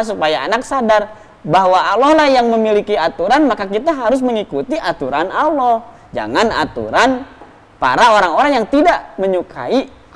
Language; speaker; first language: Indonesian; native; Indonesian